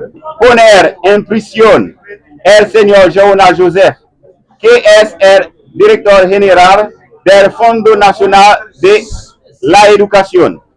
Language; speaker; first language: Spanish; non-native, learner; Haitian Creole